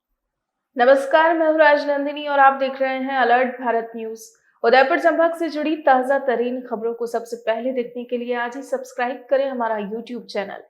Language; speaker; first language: Hindi; native; Hindi